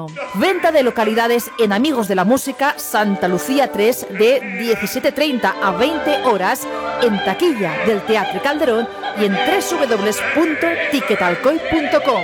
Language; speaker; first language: Spanish; native; Spanish